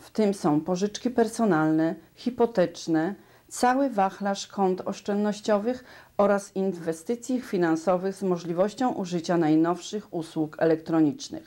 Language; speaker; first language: Polish; native; Polish